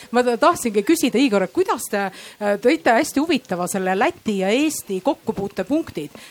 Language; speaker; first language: Estonian; native; Estonian